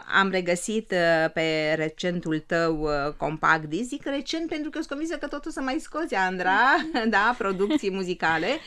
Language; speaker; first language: Romanian; native; Romanian